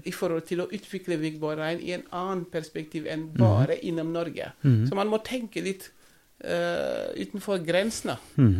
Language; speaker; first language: Norwegian; non-native, fluent; Wolof